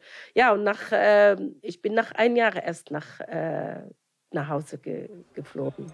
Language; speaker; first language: German; non-native, fluent; Arabic